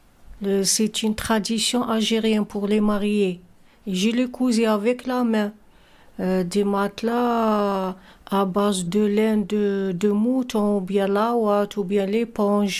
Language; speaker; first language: French; non-native, fluent; Arabic